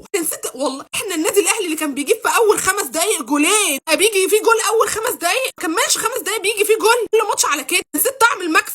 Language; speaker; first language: Arabic; native; Arabic